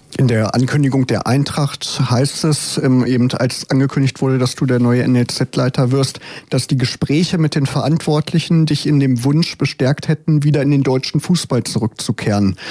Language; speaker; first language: German; native; German